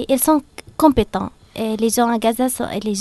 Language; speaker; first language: French; non-native, fluent; Arabic